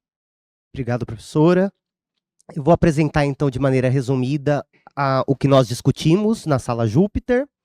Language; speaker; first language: Portuguese; native; Portuguese